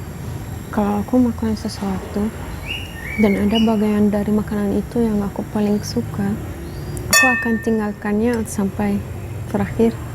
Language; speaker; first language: Indonesian; non-native, fluent; Arabic